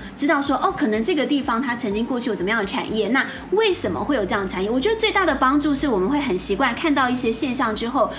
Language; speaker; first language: Chinese; native; Chinese